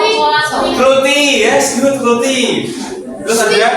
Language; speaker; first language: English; non-native, fluent; Indonesian